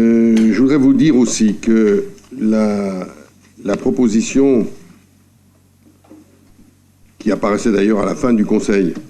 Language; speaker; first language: French; native; French